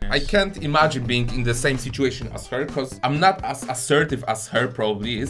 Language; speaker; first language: English; non-native, fluent; Polish